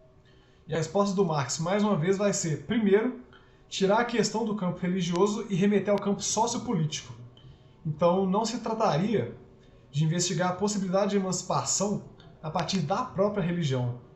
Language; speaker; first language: Portuguese; native; Portuguese